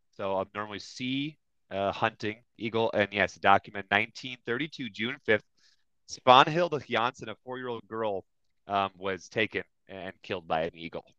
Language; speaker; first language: English; native; English